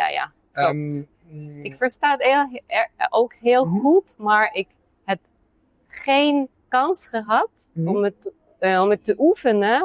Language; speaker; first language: Dutch; non-native, fluent; Polish